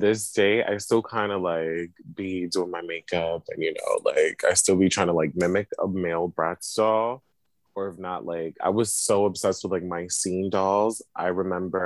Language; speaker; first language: English; native; English